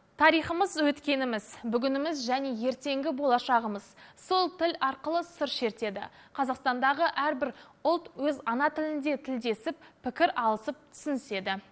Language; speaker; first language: Kazakh; native; Kazakh